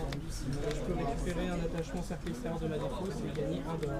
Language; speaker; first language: French; native; French